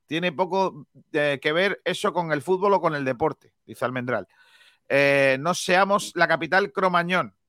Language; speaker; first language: Spanish; native; Spanish